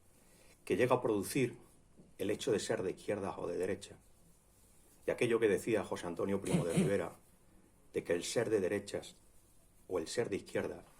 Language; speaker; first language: Spanish; native; Spanish